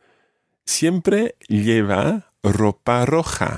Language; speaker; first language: Spanish; non-native, fluent; English